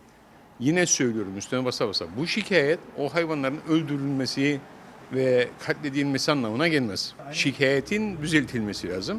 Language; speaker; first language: Turkish; native; Turkish